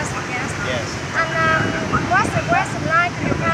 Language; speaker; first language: English; non-native, learner; Vietnamese